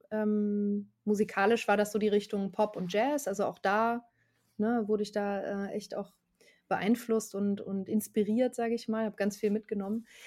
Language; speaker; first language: German; native; German